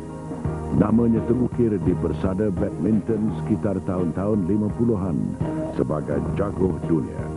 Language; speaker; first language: Malay; native; Malay